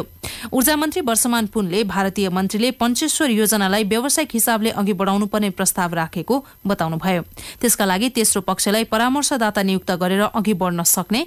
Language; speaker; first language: Nepali; native; Nepali